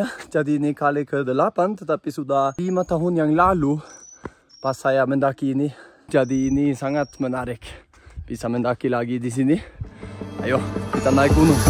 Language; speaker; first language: Indonesian; non-native, fluent; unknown